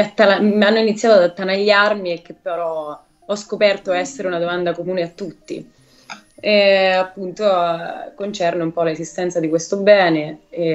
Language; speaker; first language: Italian; native; Italian